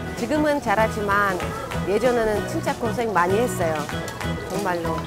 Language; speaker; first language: Korean; non-native, fluent; Uzbek